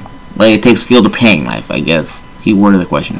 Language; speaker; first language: English; native; English